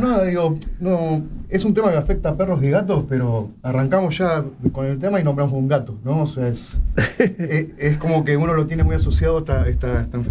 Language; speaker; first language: Spanish; native; Spanish